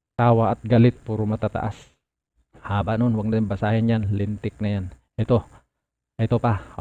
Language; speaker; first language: Filipino; non-native, local second language; Cebuano